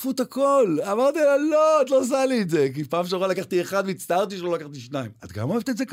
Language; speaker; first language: Hebrew; native; Hebrew